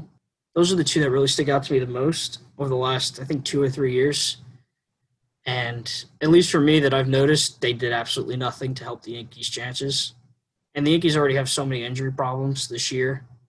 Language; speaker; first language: English; native; English